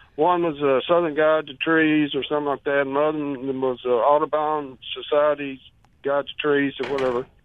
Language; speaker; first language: English; native; English